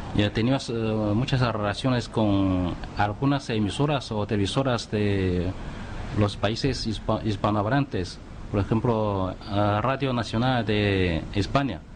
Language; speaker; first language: Spanish; non-native, fluent; Chinese